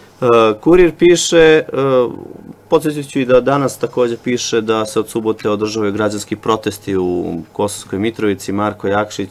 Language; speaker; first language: Serbian; native; Serbian